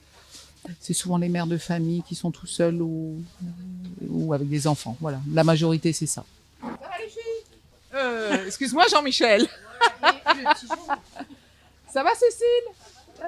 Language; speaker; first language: French; native; French